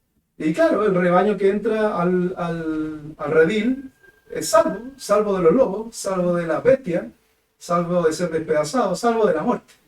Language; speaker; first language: Spanish; native; Spanish